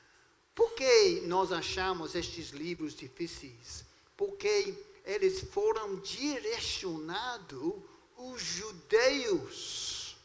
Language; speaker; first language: Portuguese; non-native, fluent; English